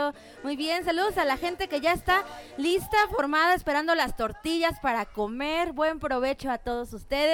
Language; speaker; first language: Spanish; native; Spanish